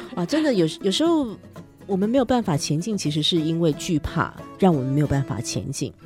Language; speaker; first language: Chinese; non-native, fluent; Korean